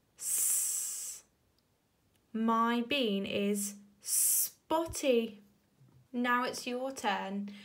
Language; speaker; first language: English; native; English